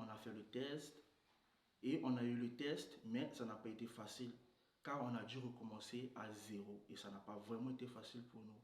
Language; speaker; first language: French; non-native, local second language; Sango